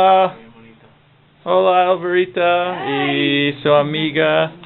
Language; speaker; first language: Spanish; non-native, learner; English